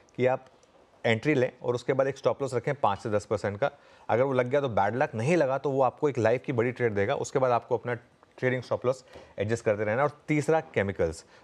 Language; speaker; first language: Hindi; native; Hindi